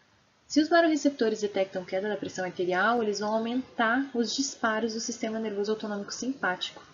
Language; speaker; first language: Portuguese; native; Portuguese